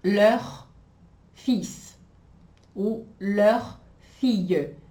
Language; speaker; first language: French; non-native, fluent; Portuguese